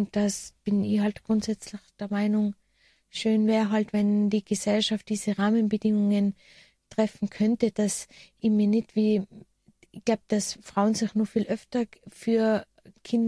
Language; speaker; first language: German; native; German